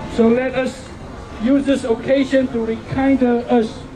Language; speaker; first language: English; non-native, local second language; Chinese